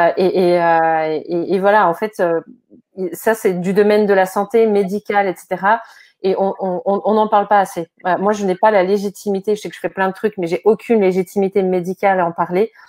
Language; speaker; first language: French; non-native, fluent; Ukrainian